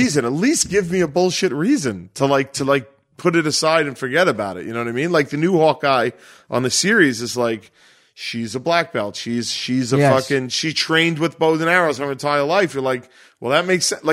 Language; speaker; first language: English; native; English